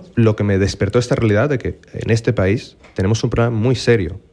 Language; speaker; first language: Spanish; native; Spanish